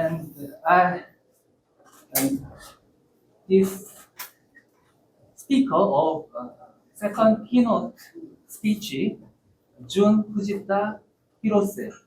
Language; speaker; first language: English; non-native, learner; Korean